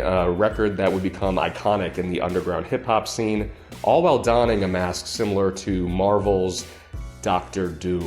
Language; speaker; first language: English; native; English